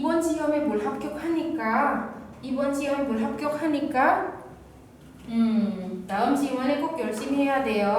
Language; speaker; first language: Korean; non-native, fluent; Indonesian